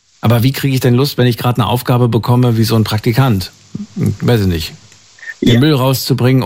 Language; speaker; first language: German; native; German